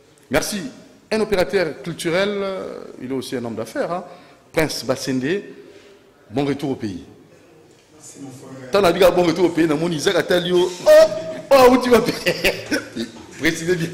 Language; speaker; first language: French; non-native, local second language; Lingala